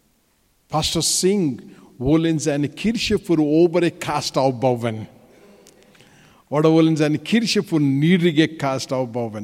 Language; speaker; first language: German; non-native, fluent; Telugu